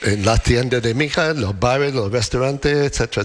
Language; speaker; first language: Spanish; non-native, learner; English